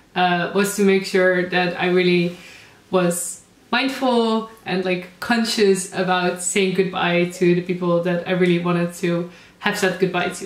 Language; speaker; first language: English; non-native, fluent; Dutch